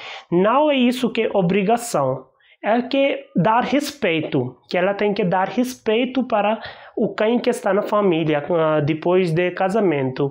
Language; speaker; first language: Portuguese; non-native, learner; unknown